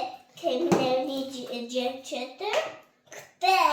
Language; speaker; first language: Albanian; early bilingual, heritage; Albanian